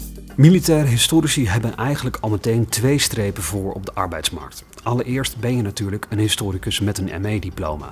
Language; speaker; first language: Dutch; native; Dutch